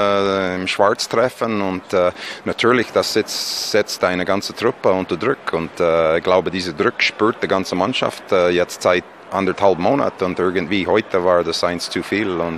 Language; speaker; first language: German; non-native, fluent; English